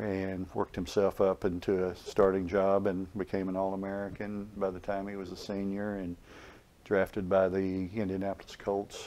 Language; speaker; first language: English; native; English